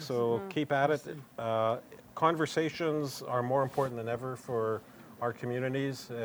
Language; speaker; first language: English; non-native, local second language; French